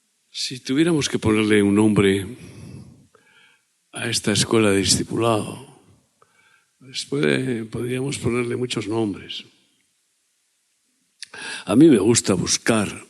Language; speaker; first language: Spanish; native; Spanish